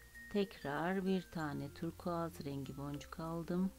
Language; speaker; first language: Turkish; native; Turkish